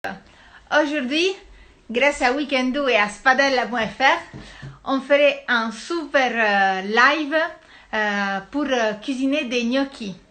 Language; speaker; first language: French; non-native, fluent; Italian